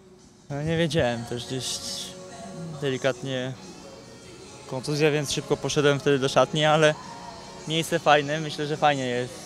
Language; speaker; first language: Polish; native; Polish